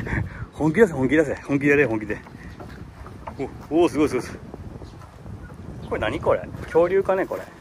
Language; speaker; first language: Japanese; native; Japanese